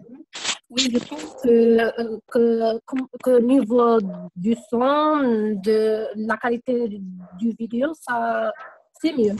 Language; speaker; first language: French; non-native, learner; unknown